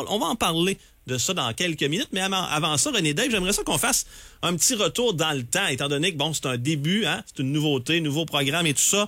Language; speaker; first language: French; native; French